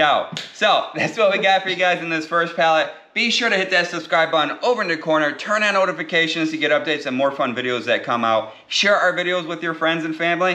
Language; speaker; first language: English; native; English